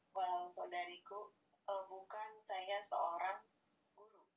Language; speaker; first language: Indonesian; native; Indonesian